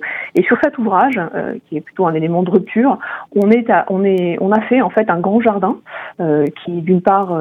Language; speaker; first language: French; native; French